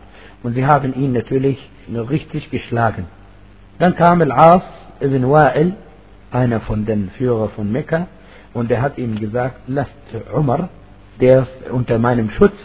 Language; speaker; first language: German; non-native, fluent; Arabic